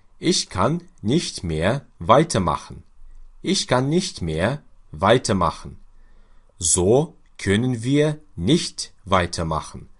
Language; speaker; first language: German; non-native, fluent; Russian